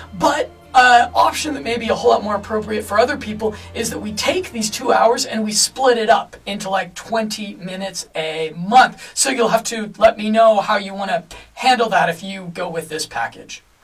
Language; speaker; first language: English; native; English